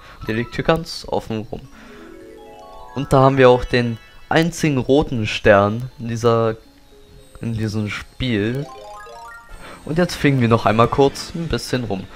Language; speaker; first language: German; native; German